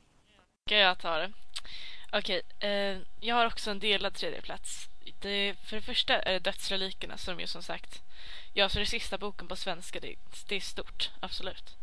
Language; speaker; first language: Swedish; native; Swedish